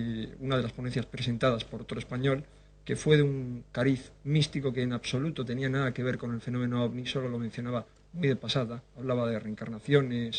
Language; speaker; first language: Spanish; native; Spanish